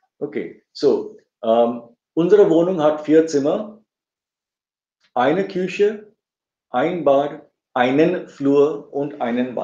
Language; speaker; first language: German; non-native, fluent; Marathi